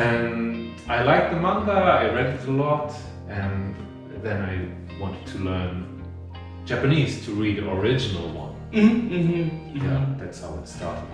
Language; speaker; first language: English; non-native, fluent; German